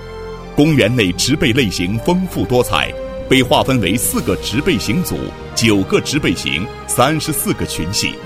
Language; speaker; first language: Chinese; native; Chinese